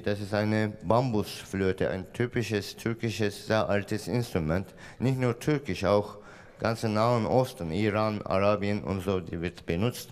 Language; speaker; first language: German; non-native, fluent; Turkish